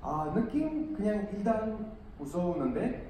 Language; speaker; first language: Korean; non-native, learner; Bulgarian